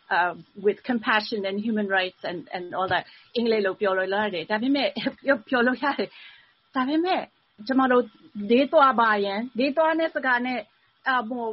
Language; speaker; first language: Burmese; non-native, fluent; English